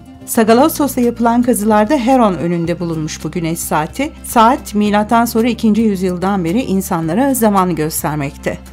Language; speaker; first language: Turkish; native; Turkish